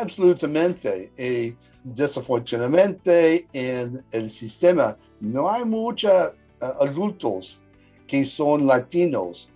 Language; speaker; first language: Spanish; early bilingual, heritage; English